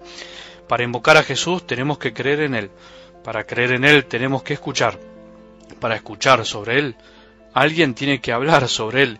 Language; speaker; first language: Spanish; native; Spanish